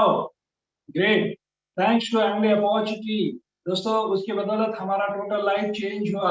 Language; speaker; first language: Hindi; native; Hindi